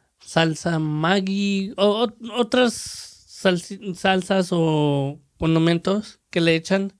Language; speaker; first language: Spanish; early bilingual, heritage; Spanish